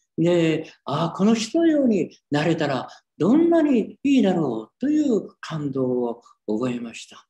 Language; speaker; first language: Japanese; native; Japanese